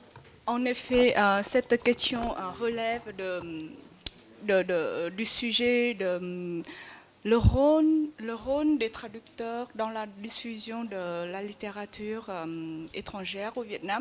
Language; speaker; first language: French; non-native, fluent; Vietnamese